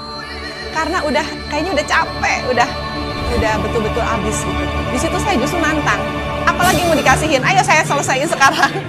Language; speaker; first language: Indonesian; native; Indonesian